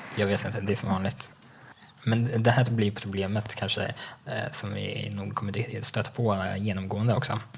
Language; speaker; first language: Swedish; native; Swedish